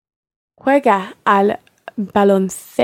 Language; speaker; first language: Spanish; non-native, learner; English